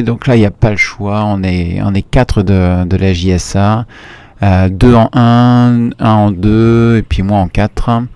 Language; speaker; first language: French; native; French